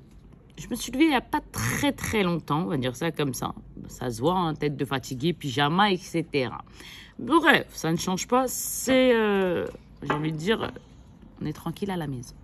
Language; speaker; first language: French; native; French